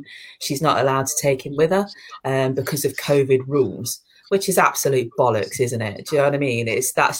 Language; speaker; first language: English; native; English